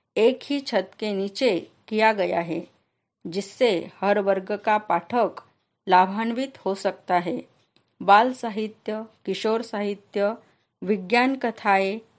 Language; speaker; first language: Hindi; non-native, local second language; Marathi